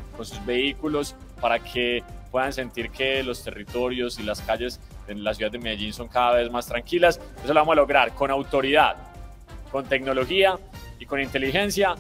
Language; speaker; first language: Spanish; native; Spanish